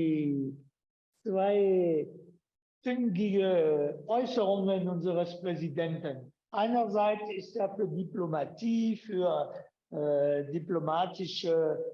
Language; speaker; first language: German; non-native, fluent; French